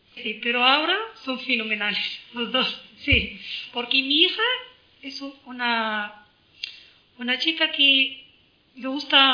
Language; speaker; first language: Spanish; non-native, learner; Arabic